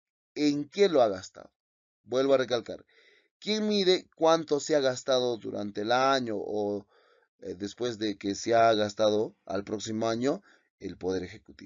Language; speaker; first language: Spanish; native; Spanish